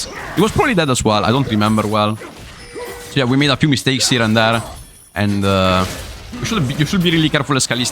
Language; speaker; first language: English; non-native, fluent; Italian